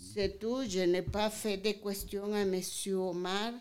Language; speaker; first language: French; non-native, learner; Spanish